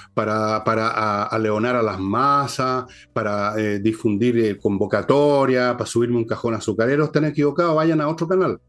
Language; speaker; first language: Spanish; native; Spanish